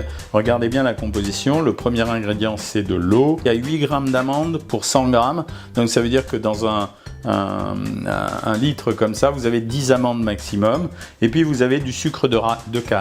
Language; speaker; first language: French; native; French